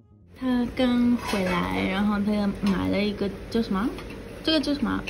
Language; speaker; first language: Chinese; non-native, fluent; Spanish